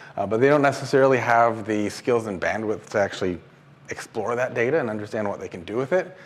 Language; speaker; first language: English; native; English